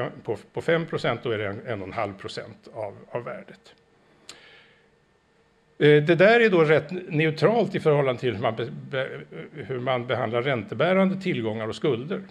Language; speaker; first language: Swedish; native; Swedish